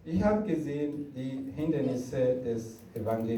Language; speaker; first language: German; non-native, fluent; Rundi